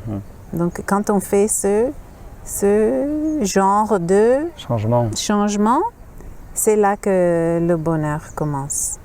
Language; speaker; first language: French; non-native, fluent; English